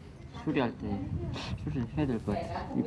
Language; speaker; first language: Korean; native; Korean